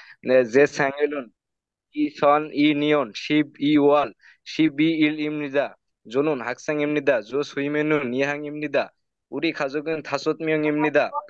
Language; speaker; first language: Korean; non-native, learner; Bangla